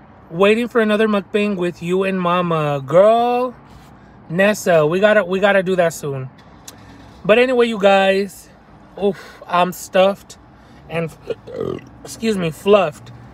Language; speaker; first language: English; early bilingual, other home language; Spanish